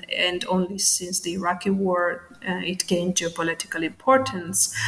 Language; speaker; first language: English; non-native, fluent; Georgian